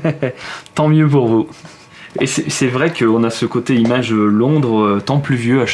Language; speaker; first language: French; native; French